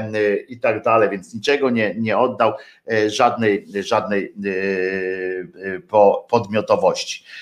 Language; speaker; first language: Polish; native; Polish